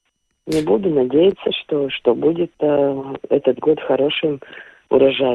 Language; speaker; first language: Russian; non-native, local second language; Latvian